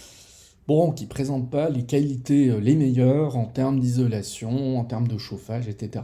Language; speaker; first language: French; native; French